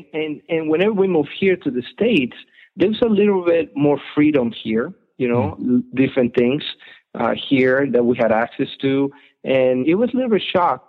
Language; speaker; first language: English; non-native, fluent; Spanish